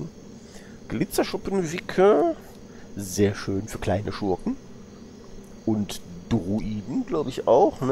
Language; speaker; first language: German; native; German